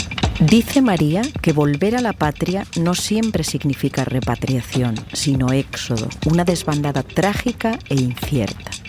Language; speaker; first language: Spanish; native; Spanish